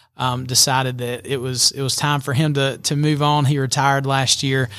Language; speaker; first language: English; native; English